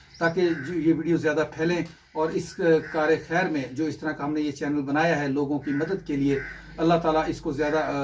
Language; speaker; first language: Urdu; non-native, local second language; Punjabi